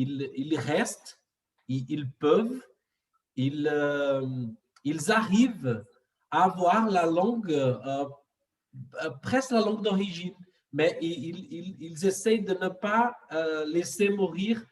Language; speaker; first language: French; non-native, fluent; Portuguese